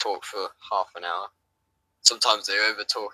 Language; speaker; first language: English; native; English